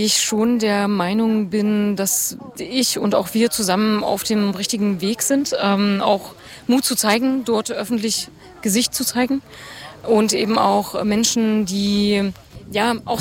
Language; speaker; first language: German; native; German